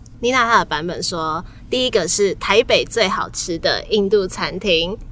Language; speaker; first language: Chinese; native; Chinese